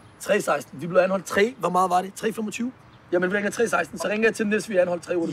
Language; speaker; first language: Danish; early bilingual, other home language; Arabic